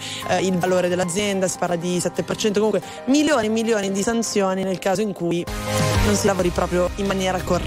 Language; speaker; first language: Italian; native; Italian